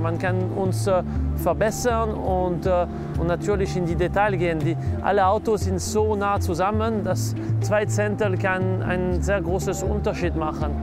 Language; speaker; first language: German; non-native, local second language; French